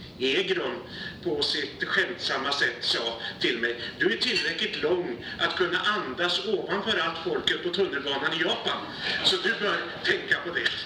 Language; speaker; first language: Swedish; native; Swedish